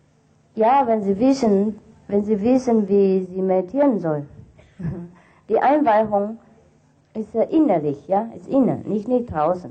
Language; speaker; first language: German; non-native, fluent; Vietnamese